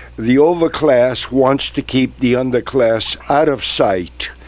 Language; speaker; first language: English; non-native, fluent; Spanish